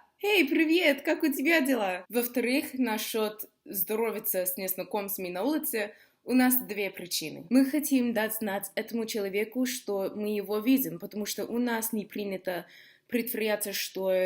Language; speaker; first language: Russian; non-native, fluent; English